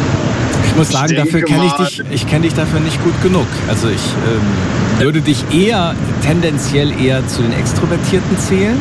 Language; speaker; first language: German; native; German